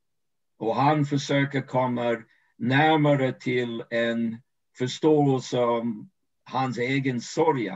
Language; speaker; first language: Swedish; non-native, fluent; English